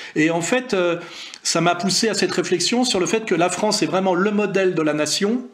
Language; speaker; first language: French; native; French